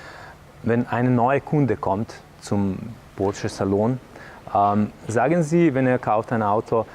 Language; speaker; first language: German; non-native, learner; Slovenian